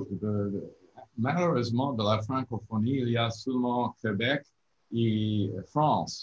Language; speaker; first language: French; non-native, learner; English